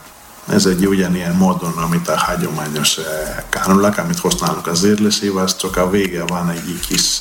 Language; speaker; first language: Hungarian; non-native, learner; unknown